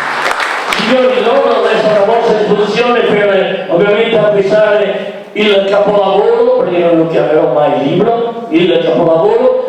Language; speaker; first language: Italian; native; Italian